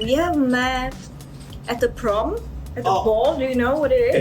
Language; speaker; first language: English; non-native, fluent; Czech